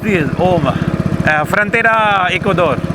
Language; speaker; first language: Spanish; non-native, learner; Hindi